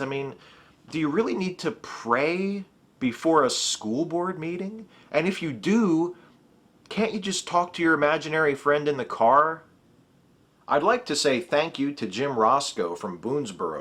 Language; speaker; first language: English; native; English